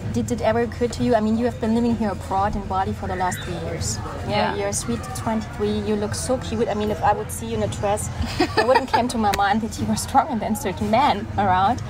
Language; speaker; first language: English; non-native, fluent; German